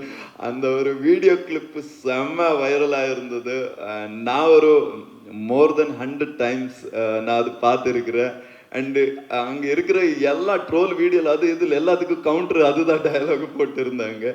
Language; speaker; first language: Tamil; non-native, learner; Kannada